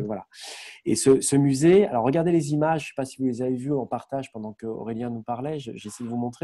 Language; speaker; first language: French; native; French